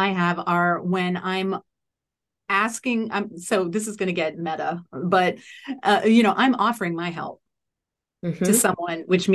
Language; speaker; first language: English; native; English